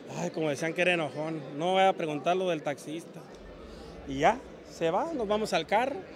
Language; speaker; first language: Spanish; native; Spanish